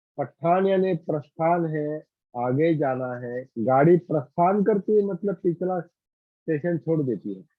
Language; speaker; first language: Hindi; non-native, local second language; Marathi